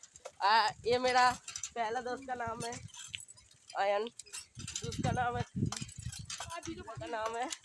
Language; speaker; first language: Hindi; non-native, local second language; Bangla